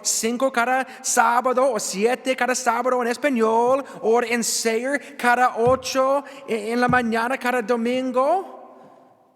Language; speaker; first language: Spanish; non-native, learner; English